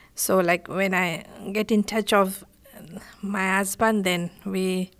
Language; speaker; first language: English; non-native, fluent; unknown